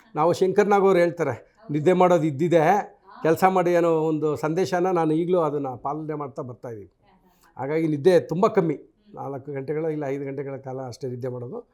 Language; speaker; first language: Kannada; non-native, local second language; Telugu